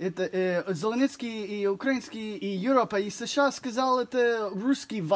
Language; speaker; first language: Russian; non-native, learner; English